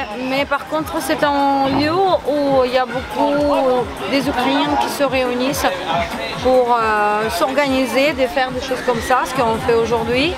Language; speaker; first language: French; non-native, fluent; Ukrainian